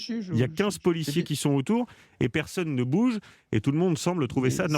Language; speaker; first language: French; native; French